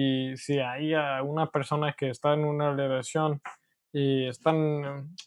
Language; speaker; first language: Spanish; non-native, learner; English